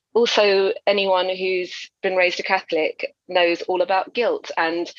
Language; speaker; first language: English; native; English